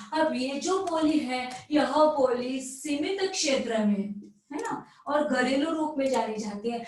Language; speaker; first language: Hindi; non-native, local second language; Marathi